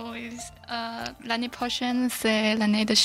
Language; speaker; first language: French; non-native, learner; Chinese